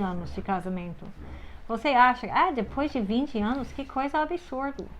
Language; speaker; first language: Portuguese; non-native, fluent; English